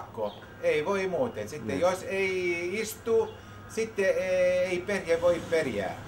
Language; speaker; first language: Finnish; non-native, learner; Greek